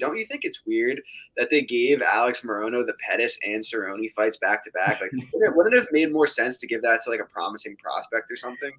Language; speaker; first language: English; native; English